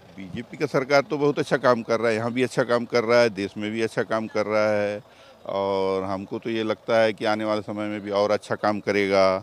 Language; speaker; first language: Hindi; native; Hindi